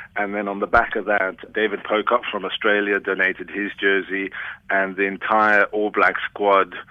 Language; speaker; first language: English; native; English